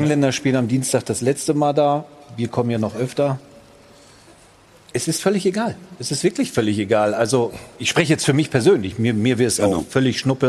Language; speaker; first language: German; native; German